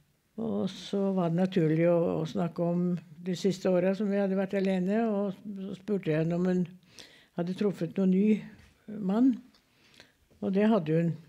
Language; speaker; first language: Norwegian; native; Norwegian